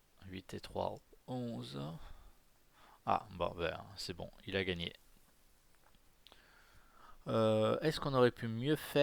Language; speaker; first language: French; native; French